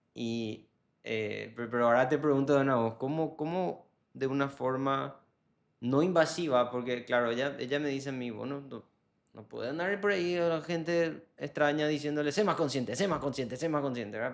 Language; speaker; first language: Spanish; native; Spanish